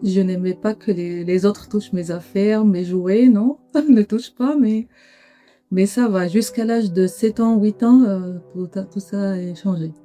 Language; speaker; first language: French; non-native, learner; Arabic